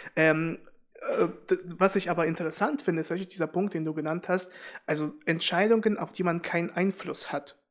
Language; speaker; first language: German; early bilingual, other home language; Russian